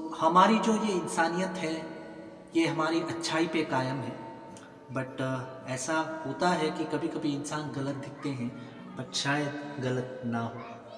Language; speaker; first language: Hindi; non-native, local second language; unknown